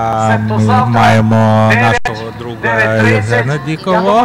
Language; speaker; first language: Ukrainian; non-native, fluent; Lithuanian